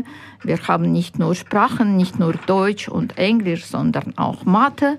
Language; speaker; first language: German; non-native, fluent; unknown